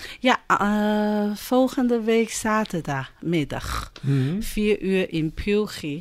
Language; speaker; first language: Dutch; non-native, learner; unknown